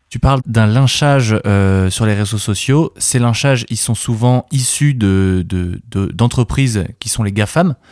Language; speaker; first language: French; native; French